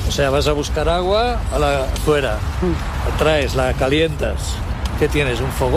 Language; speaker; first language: Spanish; native; Spanish